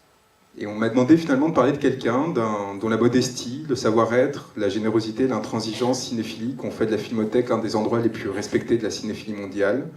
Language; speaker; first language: French; native; French